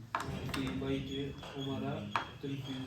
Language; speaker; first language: Arabic; non-native, learner; Urdu